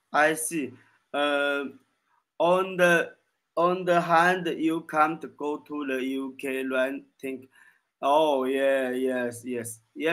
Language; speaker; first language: English; non-native, learner; Chinese